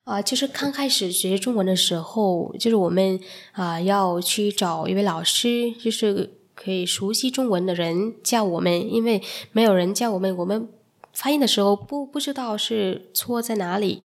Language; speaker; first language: Chinese; non-native, fluent; Vietnamese